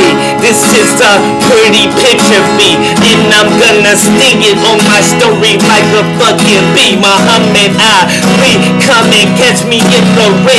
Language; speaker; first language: English; native; English